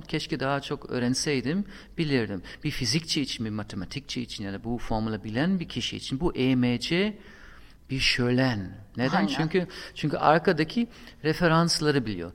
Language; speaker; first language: Turkish; non-native, fluent; German